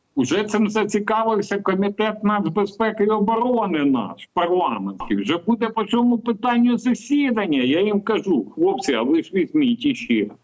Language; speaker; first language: Ukrainian; native; Ukrainian